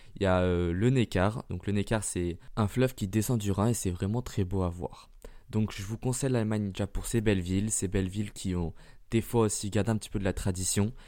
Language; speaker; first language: French; early bilingual, heritage; French